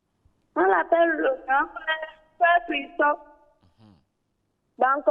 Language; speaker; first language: French; non-native, learner; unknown